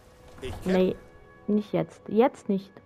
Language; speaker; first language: German; native; German